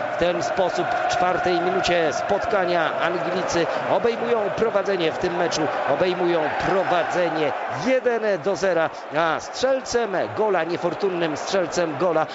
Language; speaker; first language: Polish; native; Polish